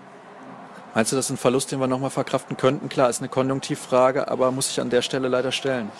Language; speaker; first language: German; native; German